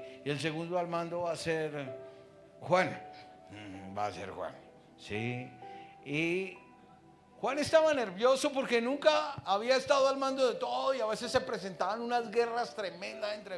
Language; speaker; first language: Spanish; native; Spanish